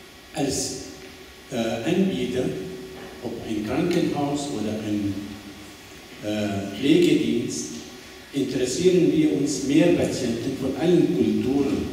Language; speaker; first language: German; non-native, fluent; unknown